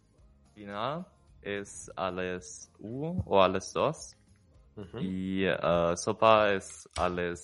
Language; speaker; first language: Catalan; non-native, learner; German